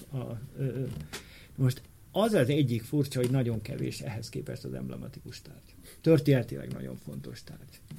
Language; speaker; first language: Hungarian; native; Hungarian